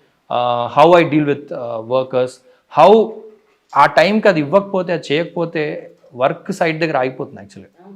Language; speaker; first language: English; non-native, local second language; Telugu